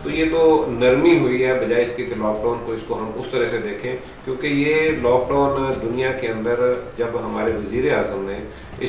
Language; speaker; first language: Urdu; native; Urdu